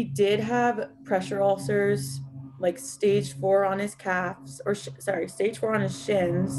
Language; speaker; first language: English; native; English